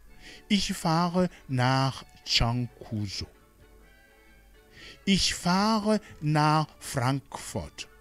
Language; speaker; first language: German; non-native, learner; Rundi